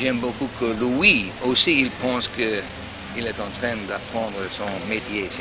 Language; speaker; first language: French; non-native, fluent; English